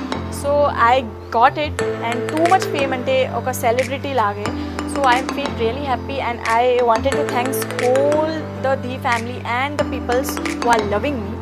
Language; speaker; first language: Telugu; non-native, local second language; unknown